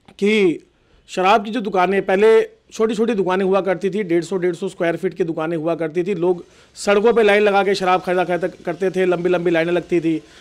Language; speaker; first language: Hindi; native; Hindi